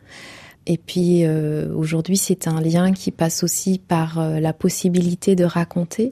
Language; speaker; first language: French; non-native, local second language; Kinyarwanda